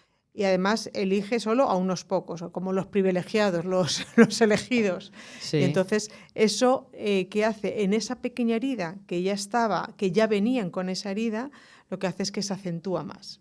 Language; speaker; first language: Spanish; native; Spanish